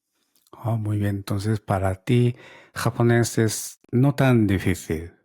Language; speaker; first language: Spanish; non-native, fluent; Japanese